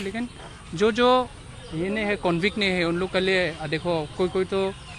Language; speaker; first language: Hindi; non-native, local second language; Karbi